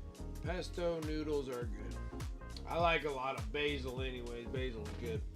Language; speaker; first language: English; native; English